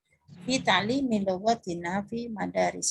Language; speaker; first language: Arabic; non-native, fluent; Indonesian